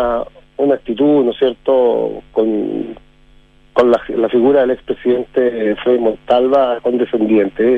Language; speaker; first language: Spanish; native; Spanish